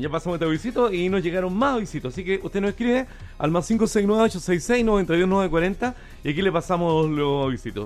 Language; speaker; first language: Spanish; native; Spanish